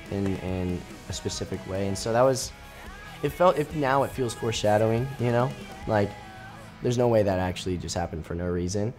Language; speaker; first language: English; native; English